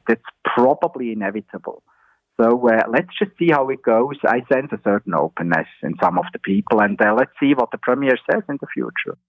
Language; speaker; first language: English; non-native, fluent; German